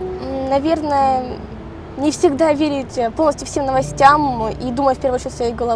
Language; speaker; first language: Russian; native; Russian